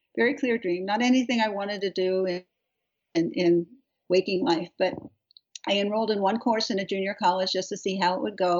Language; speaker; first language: English; native; English